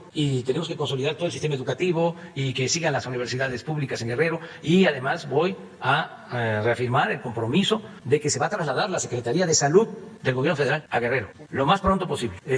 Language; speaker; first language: Spanish; native; Spanish